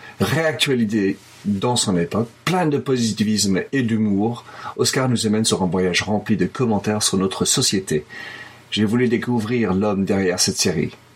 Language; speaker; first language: French; non-native, fluent; English